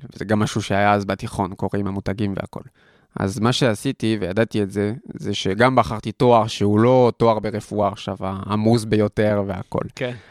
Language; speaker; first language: Hebrew; non-native, fluent; French